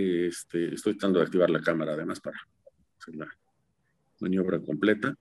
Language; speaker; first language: Spanish; native; Spanish